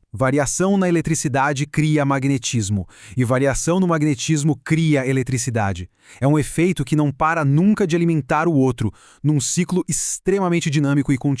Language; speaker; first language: Portuguese; native; Portuguese